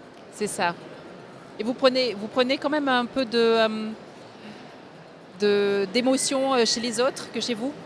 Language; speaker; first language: French; native; French